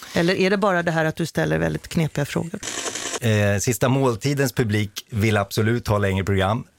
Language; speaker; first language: Swedish; native; Swedish